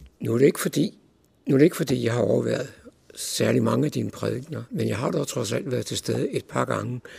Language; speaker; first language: Danish; native; Danish